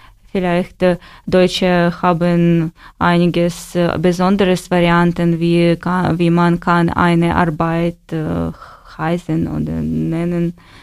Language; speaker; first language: German; non-native, learner; Russian